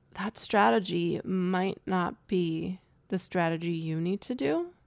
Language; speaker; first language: English; native; English